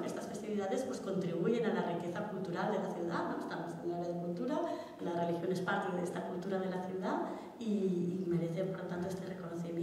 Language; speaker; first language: Spanish; native; Spanish